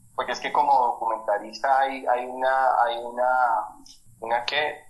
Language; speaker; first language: Spanish; native; Spanish